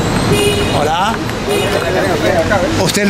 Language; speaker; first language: Spanish; non-native, learner; French